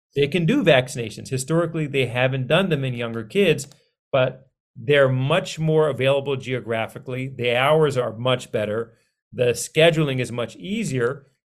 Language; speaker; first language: English; early bilingual, other home language; Hindi